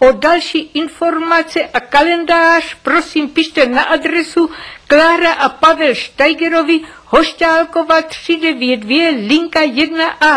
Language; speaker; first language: Czech; native; Czech